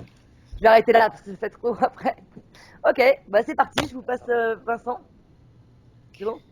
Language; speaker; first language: French; native; French